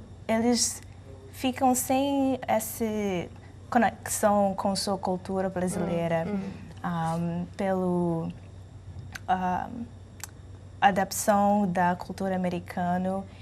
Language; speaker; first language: Portuguese; non-native, learner; English